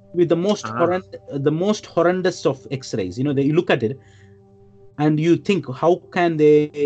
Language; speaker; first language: English; non-native, local second language; Malayalam